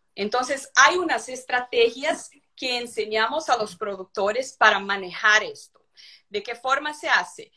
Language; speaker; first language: Spanish; non-native, fluent; Portuguese